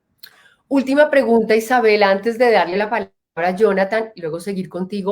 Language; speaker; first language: Spanish; native; Spanish